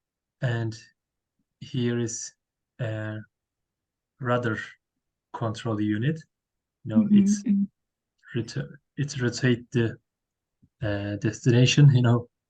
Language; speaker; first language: English; non-native, learner; Turkish